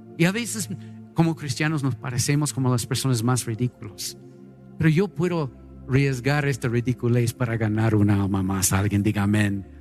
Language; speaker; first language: Spanish; non-native, fluent; English